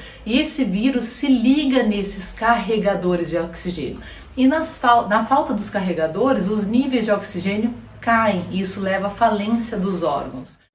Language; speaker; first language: Portuguese; native; Portuguese